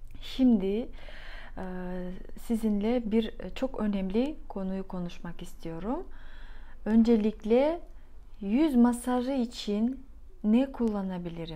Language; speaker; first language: Turkish; non-native, fluent; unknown